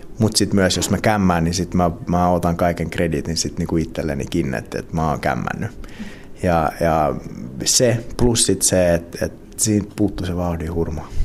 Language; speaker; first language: Finnish; non-native, local second language; Swedish